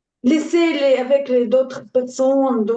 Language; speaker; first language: French; non-native, learner; Ukrainian